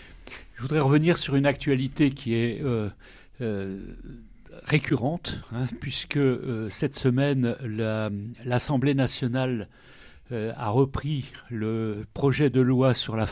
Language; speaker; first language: French; native; French